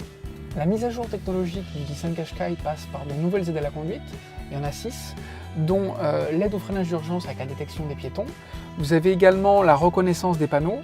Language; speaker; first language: French; native; French